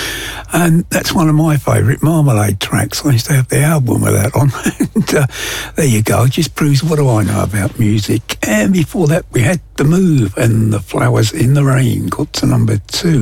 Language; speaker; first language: English; native; English